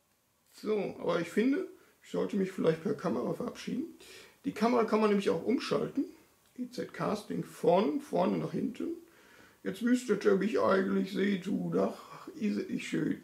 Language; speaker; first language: German; native; German